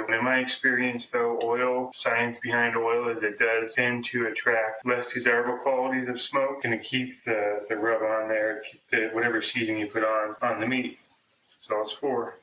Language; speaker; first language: English; native; English